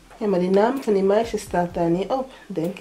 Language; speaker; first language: Dutch; non-native, fluent; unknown